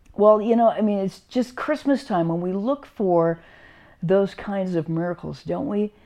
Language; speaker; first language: English; native; English